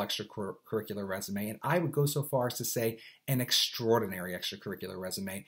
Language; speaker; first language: English; native; English